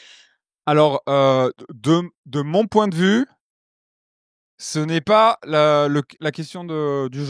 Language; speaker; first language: French; native; French